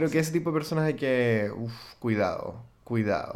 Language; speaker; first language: Spanish; native; Spanish